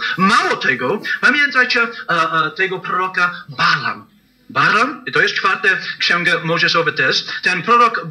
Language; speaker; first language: Polish; non-native, fluent; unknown